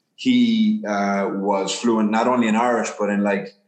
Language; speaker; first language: English; native; English